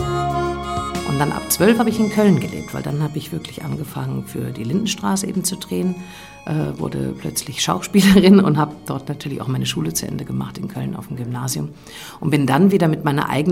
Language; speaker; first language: German; native; German